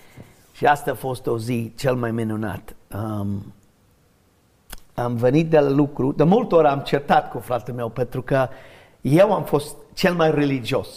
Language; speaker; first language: Romanian; non-native, learner; English